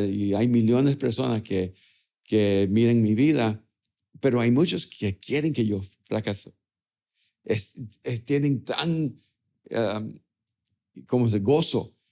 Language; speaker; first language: Spanish; early bilingual, other home language; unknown